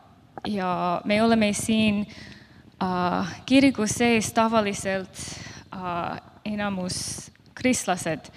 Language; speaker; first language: Estonian; non-native, learner; Finnish